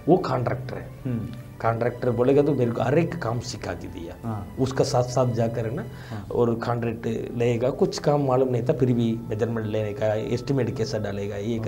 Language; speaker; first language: Hindi; non-native, local second language; Tamil